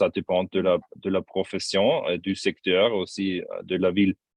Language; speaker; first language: French; non-native, fluent; German